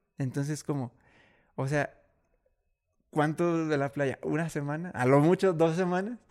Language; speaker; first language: Spanish; native; Spanish